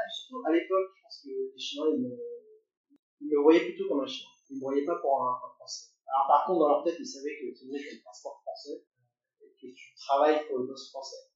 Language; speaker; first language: French; early bilingual, other home language; Cantonese